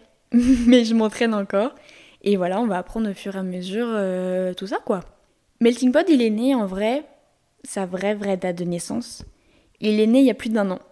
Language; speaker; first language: French; native; French